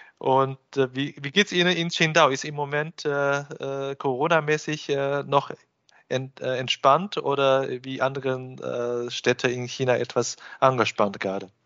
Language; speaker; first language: German; non-native, fluent; Chinese